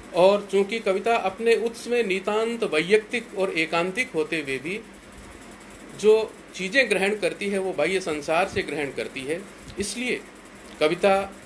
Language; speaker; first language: Hindi; native; Hindi